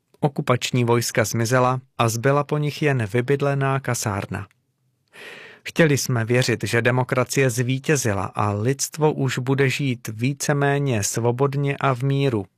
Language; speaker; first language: Czech; native; Czech